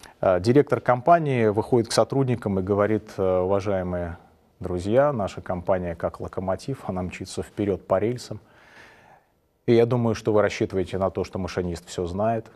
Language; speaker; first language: Russian; native; Russian